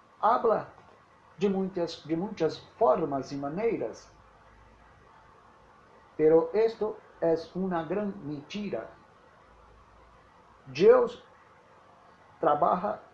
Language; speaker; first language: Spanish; non-native, learner; Portuguese